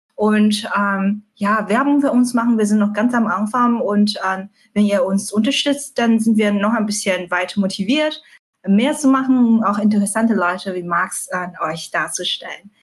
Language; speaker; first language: German; non-native, fluent; Chinese